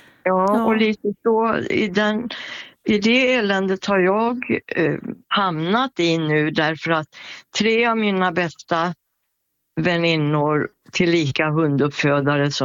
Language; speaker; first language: Swedish; native; Swedish